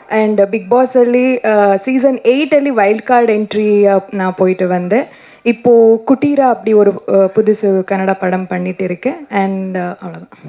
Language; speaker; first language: Tamil; non-native, learner; Kannada